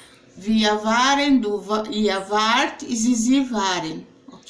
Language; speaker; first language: German; non-native, fluent; Portuguese